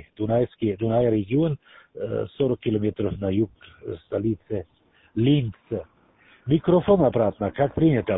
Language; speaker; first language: Russian; non-native, learner; German